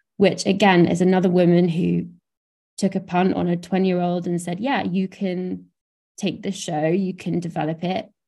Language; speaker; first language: English; native; English